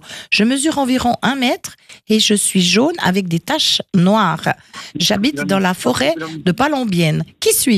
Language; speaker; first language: French; native; French